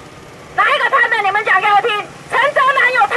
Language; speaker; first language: Chinese; non-native, local second language; Min Nan Chinese